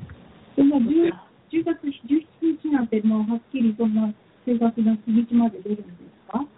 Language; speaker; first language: Japanese; native; Japanese